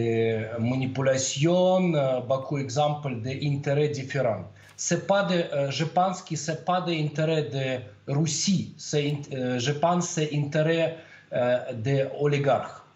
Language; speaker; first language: French; non-native, learner; Russian